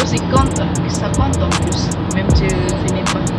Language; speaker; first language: French; non-native, fluent; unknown